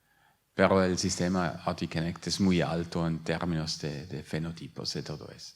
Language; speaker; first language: Spanish; non-native, fluent; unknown